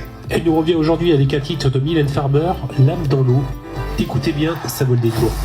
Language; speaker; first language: French; native; French